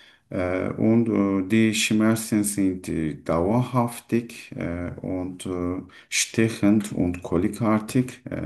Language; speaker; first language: German; non-native, learner; Turkish